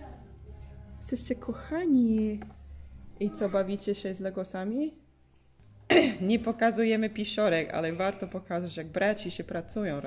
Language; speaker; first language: Polish; non-native, learner; English